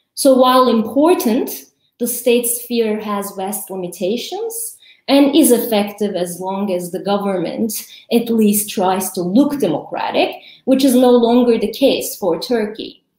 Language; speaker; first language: English; early bilingual, other home language; Kurdish